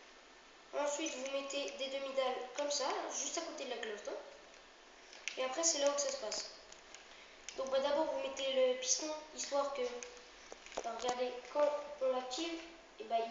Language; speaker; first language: French; native; French